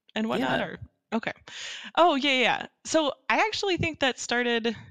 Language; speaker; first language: English; native; English